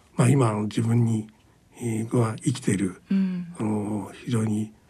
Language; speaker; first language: Japanese; native; Japanese